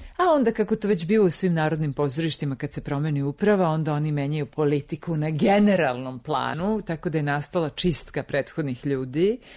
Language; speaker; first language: Serbian; native; Serbian